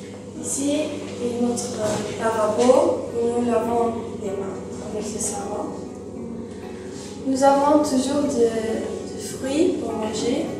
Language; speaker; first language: French; non-native, local second language; Luxembourgish